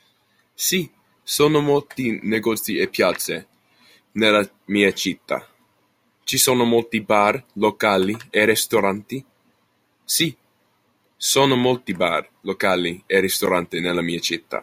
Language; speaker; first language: Italian; non-native, learner; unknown